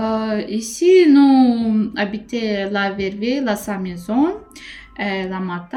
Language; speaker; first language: French; non-native, learner; Romanian